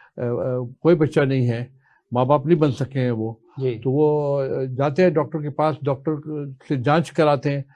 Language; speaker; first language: Urdu; native; Urdu